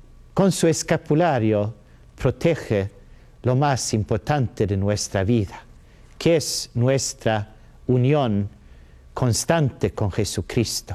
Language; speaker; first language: Spanish; non-native, learner; Swedish